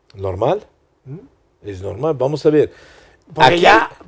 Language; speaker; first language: Spanish; non-native, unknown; Arabic